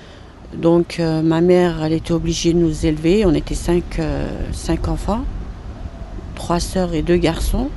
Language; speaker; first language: French; non-native, local second language; Arabic